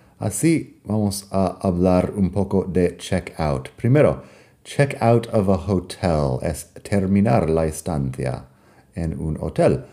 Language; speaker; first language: Spanish; non-native, fluent; English